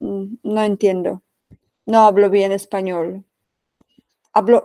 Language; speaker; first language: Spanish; non-native, fluent; Czech